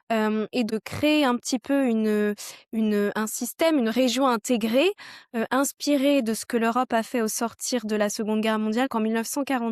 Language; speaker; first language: French; native; French